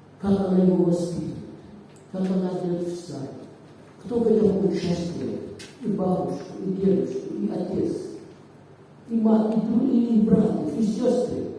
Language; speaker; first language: Russian; non-native, fluent; Arabic